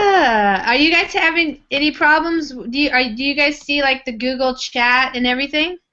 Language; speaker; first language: English; native; English